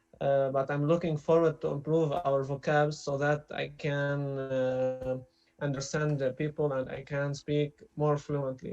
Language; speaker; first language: English; non-native, learner; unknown